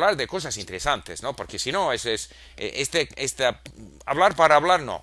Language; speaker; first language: Spanish; non-native, fluent; English